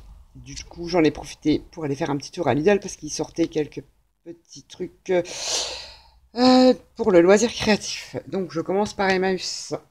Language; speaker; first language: French; native; French